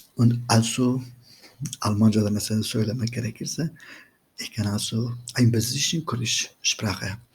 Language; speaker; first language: German; non-native, learner; Turkish